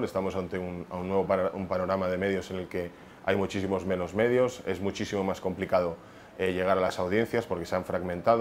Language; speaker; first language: Spanish; native; Spanish